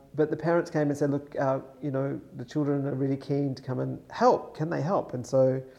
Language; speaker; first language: English; native; English